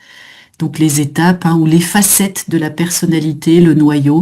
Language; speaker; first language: French; native; French